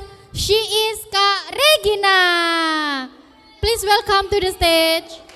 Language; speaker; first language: English; non-native, fluent; Indonesian